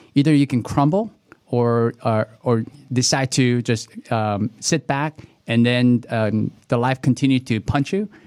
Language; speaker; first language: English; early bilingual, other home language; Korean